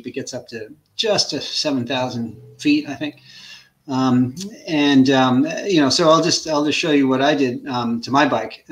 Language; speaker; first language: English; native; English